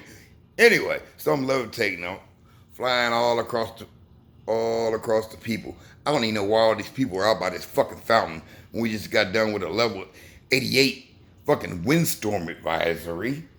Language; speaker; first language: English; native; English